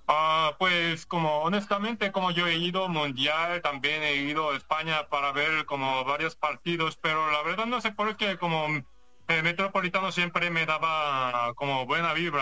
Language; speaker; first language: Spanish; non-native, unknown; Korean